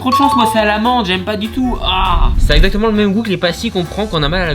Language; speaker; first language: French; native; French